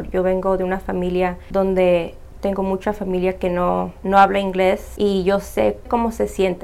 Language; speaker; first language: Spanish; early bilingual, heritage; Spanish